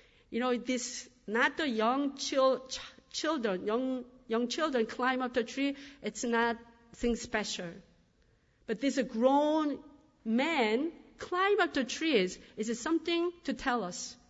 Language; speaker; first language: English; non-native, fluent; Korean